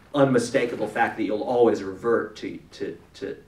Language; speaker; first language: English; native; English